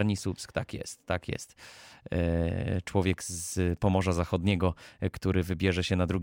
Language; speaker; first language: Polish; native; Polish